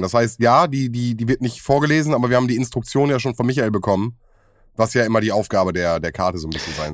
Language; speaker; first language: German; native; German